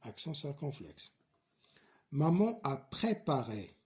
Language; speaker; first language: French; non-native, local second language; Arabic